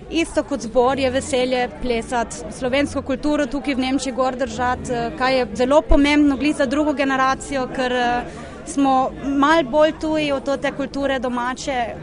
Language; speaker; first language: Slovenian; early bilingual, heritage; Slovenian